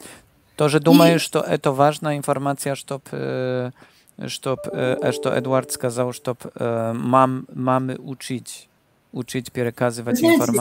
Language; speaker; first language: Russian; non-native, learner; Polish